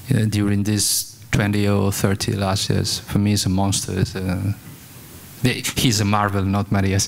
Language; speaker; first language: English; non-native, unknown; Spanish